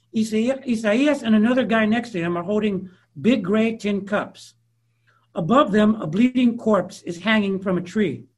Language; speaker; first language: English; early bilingual, other home language; Spanish